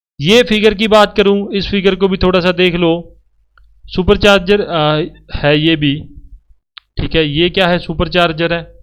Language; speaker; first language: Hindi; native; Hindi